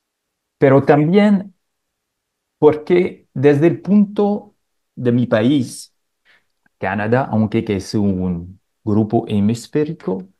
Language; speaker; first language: Spanish; non-native, fluent; French